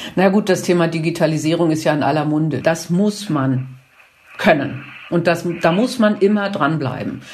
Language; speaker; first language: German; native; German